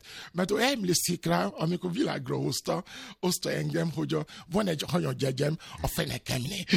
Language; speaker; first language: Hungarian; non-native, learner; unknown